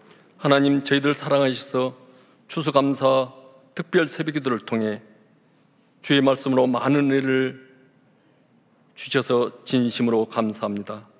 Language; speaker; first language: Korean; native; Korean